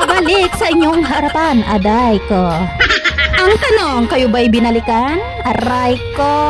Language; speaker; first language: Filipino; non-native, local second language; Cebuano